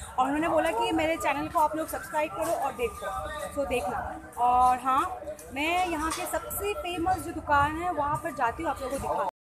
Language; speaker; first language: Hindi; non-native, local second language; Bangla